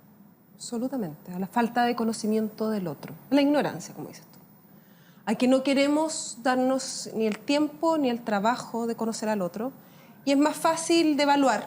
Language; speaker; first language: Spanish; native; Spanish